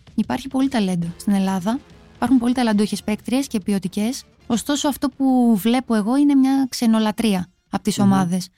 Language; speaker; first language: Greek; native; Greek